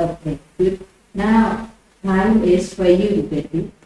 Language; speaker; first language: English; non-native, fluent; Indonesian